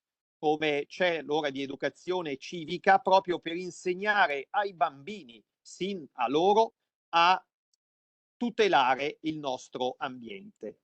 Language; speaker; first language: Italian; native; Italian